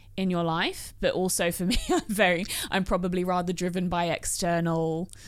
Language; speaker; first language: English; native; English